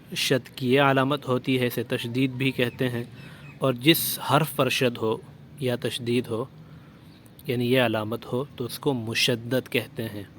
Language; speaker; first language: Urdu; native; Urdu